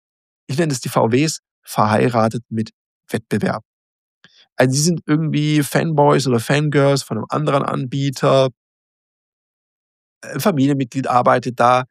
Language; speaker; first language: German; native; German